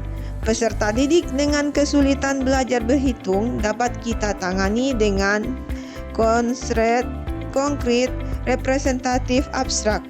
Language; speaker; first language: Indonesian; native; Indonesian